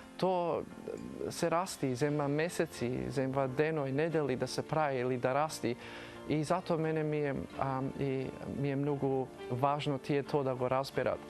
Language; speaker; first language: Macedonian; early bilingual, heritage; Macedonian